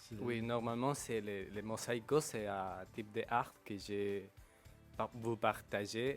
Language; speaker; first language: French; non-native, local second language; Spanish